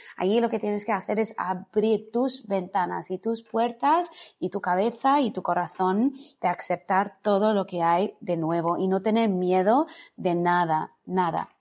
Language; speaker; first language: Spanish; non-native, fluent; English